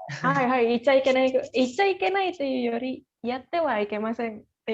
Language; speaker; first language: Japanese; non-native, fluent; Indonesian